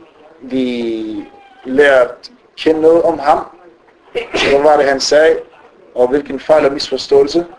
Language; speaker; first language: Danish; early bilingual, other home language; Arabic